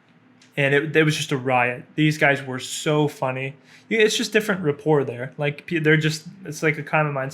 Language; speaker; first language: English; native; English